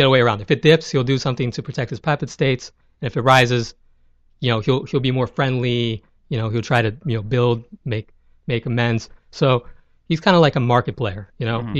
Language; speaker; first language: English; native; English